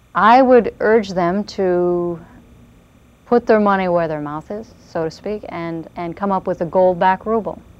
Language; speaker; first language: English; native; English